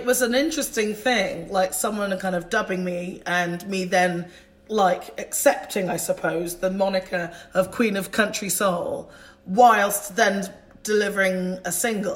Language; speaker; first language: English; native; English